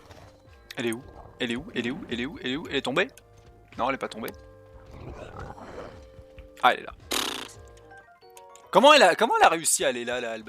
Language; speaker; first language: French; native; French